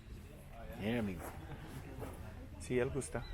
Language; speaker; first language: Spanish; non-native, learner; English